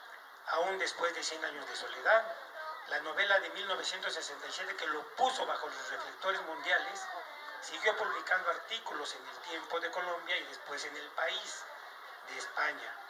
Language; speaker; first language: Spanish; native; Spanish